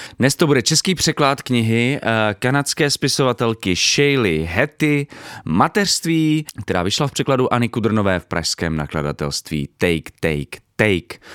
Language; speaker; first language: Czech; native; Czech